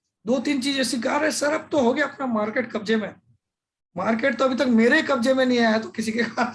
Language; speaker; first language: Hindi; native; Hindi